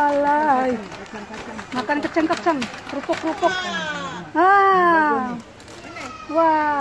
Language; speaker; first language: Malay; non-native, learner; Filipino